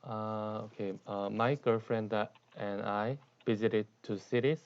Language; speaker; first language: English; non-native, learner; Korean